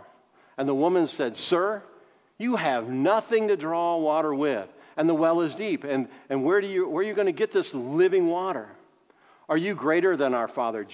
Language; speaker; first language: English; native; English